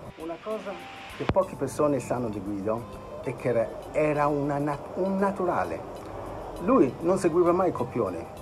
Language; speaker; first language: Italian; non-native, fluent; Yoruba